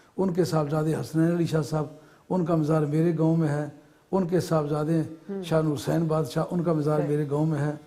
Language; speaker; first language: Urdu; non-native, local second language; Punjabi